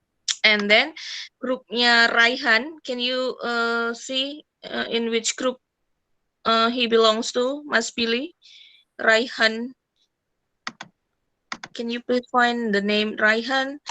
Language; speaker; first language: English; non-native, fluent; Indonesian